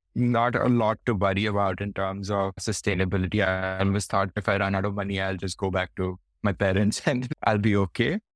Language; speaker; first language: English; non-native, local second language; Hindi